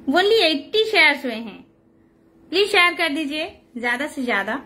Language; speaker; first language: Hindi; non-native, local second language; Odia